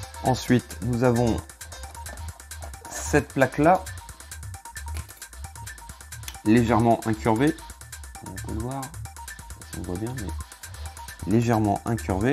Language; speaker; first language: French; native; French